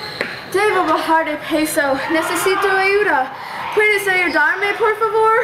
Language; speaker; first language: Spanish; non-native, learner; English